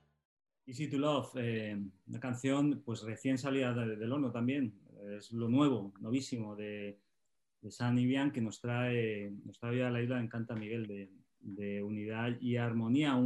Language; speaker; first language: Spanish; native; Spanish